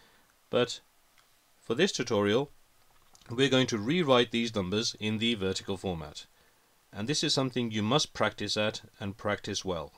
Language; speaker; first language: English; native; English